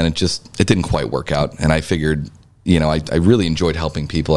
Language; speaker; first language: English; native; English